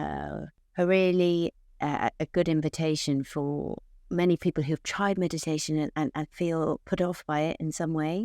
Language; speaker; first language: English; native; English